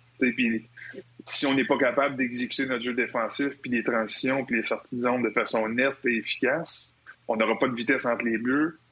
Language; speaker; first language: French; native; French